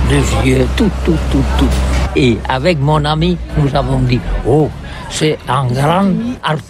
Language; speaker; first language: French; non-native, learner; Catalan